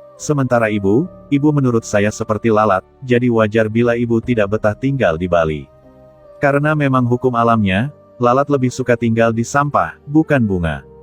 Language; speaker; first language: Indonesian; native; Indonesian